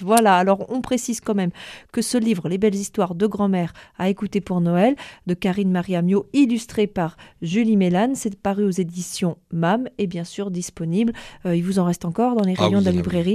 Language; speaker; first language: French; native; French